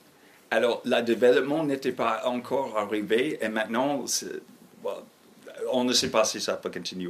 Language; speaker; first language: French; non-native, fluent; English